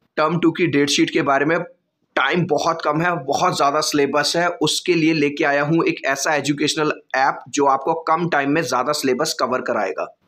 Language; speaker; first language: Hindi; native; Hindi